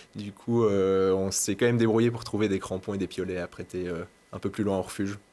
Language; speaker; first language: French; native; French